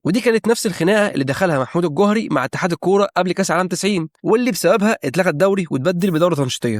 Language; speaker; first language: Arabic; native; Arabic